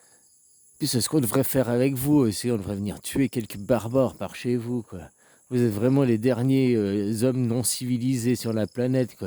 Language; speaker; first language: French; native; French